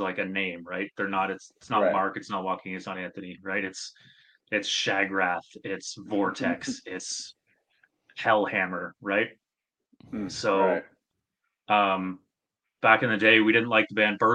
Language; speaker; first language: English; native; English